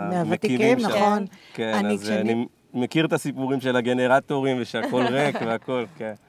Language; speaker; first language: Hebrew; native; Hebrew